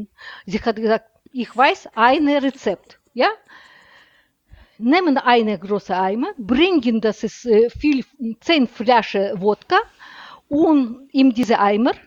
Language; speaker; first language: German; non-native, learner; Russian